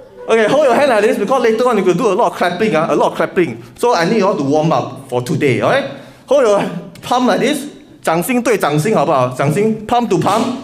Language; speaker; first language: English; non-native, local second language; Chinese